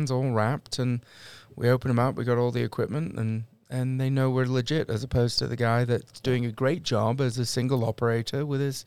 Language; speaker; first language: English; native; English